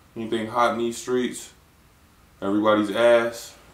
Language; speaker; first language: English; native; English